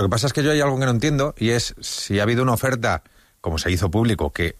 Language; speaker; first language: Spanish; native; Spanish